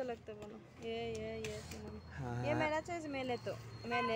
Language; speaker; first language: Hindi; non-native, fluent; Bangla